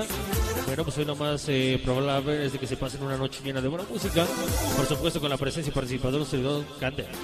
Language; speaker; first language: Spanish; native; Spanish